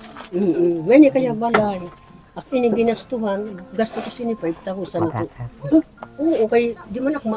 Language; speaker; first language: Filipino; non-native, local second language; Waray